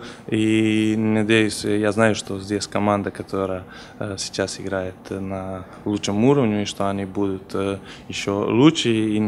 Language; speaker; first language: Russian; non-native, fluent; Serbian